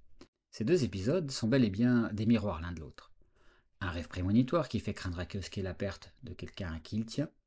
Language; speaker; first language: French; native; French